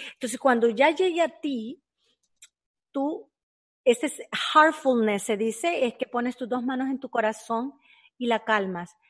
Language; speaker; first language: Spanish; native; Spanish